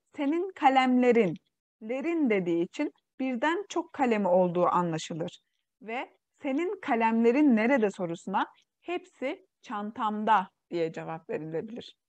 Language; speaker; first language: Turkish; non-native, fluent; Uyghur